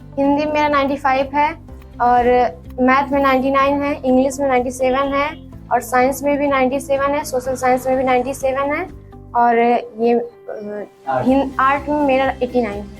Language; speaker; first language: Hindi; native; Hindi